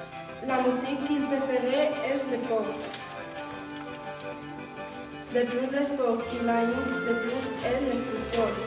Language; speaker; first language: French; non-native, learner; Spanish